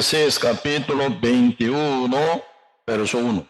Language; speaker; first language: Spanish; non-native, learner; Korean